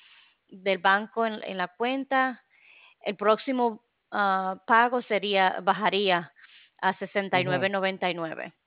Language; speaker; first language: Spanish; non-native, fluent; English